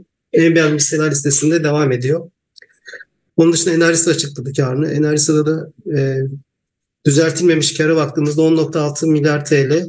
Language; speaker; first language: Turkish; native; Turkish